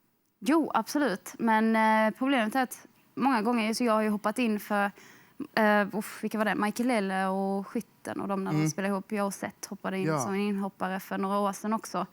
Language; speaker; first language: Swedish; native; Swedish